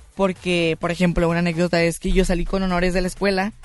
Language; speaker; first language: Spanish; native; Spanish